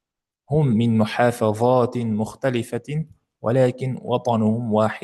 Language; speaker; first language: Arabic; non-native, fluent; Uzbek